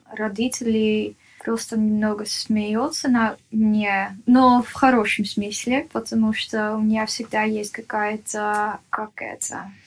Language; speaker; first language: Russian; non-native, fluent; Dutch